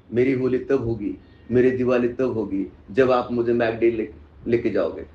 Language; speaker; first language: Hindi; non-native, local second language; Marathi